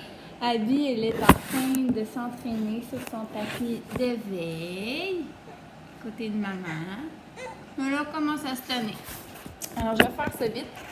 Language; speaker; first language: French; native; French